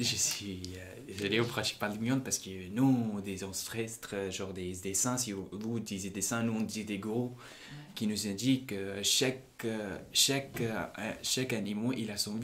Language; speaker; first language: French; non-native, fluent; Punjabi